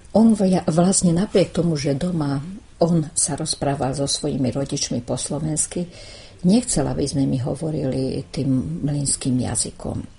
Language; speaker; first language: Slovak; non-native, local second language; Hungarian